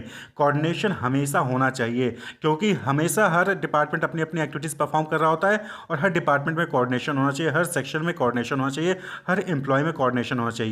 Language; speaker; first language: Hindi; native; Hindi